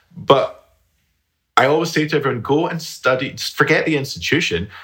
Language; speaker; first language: English; native; English